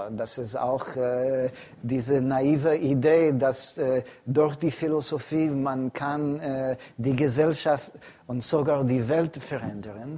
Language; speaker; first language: German; non-native, fluent; English